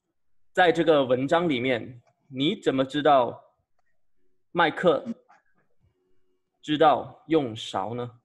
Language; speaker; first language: Chinese; non-native, fluent; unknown